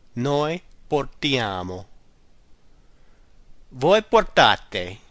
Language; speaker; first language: Italian; non-native, learner; English